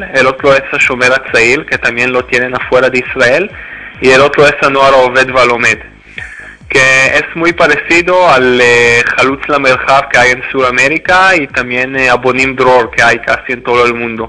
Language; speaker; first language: Spanish; non-native, fluent; Hebrew